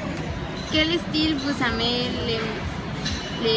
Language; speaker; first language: French; non-native, learner; Spanish